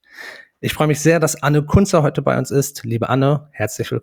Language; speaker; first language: German; native; German